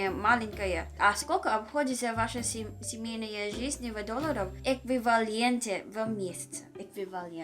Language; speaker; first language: Russian; non-native, learner; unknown